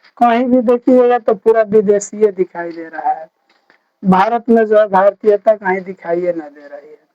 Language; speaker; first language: Hindi; native; Hindi